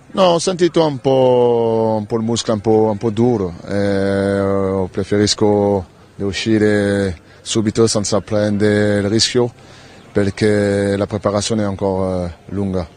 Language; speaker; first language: Italian; non-native, learner; French